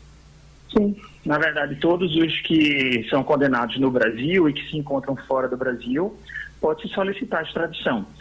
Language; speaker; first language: Portuguese; native; Portuguese